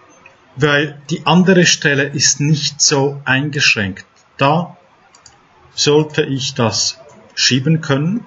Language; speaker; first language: German; non-native, fluent; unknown